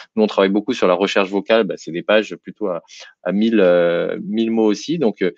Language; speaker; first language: French; native; French